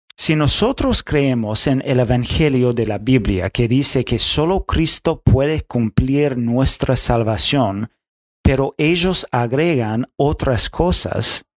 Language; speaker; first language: Spanish; non-native, fluent; English